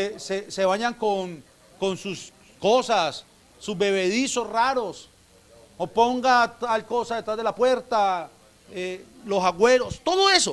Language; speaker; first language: Spanish; native; Spanish